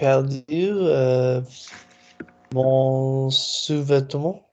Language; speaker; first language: French; non-native, learner; English